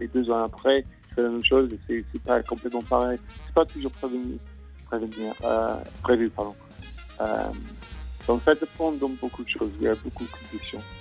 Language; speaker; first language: French; non-native, fluent; English